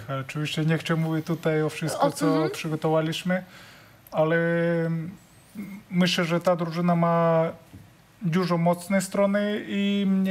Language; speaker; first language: Polish; non-native, fluent; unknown